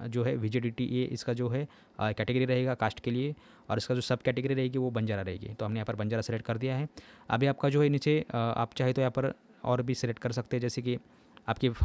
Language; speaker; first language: Hindi; non-native, local second language; Marathi